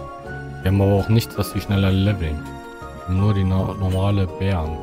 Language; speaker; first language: German; native; German